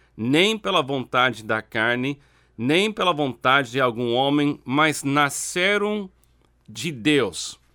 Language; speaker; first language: Portuguese; non-native, fluent; English